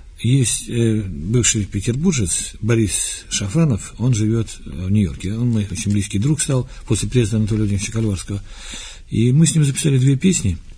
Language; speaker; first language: Russian; native; Russian